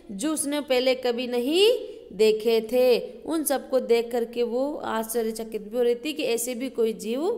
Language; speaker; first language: Hindi; native; Hindi